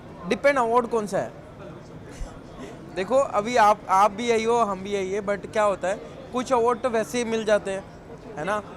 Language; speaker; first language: Hindi; native; Hindi